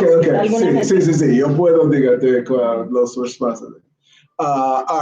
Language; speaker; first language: Spanish; non-native, learner; English